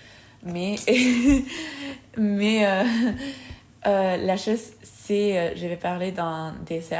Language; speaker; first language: French; non-native, fluent; Spanish